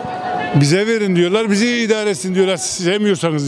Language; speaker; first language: Turkish; native; Turkish